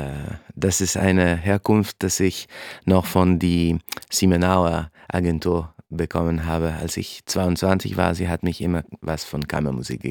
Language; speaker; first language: German; non-native, fluent; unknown